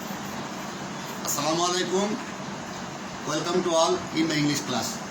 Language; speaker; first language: English; non-native, fluent; Bangla